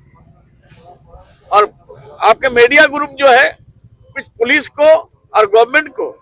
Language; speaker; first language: Hindi; non-native, local second language; Bangla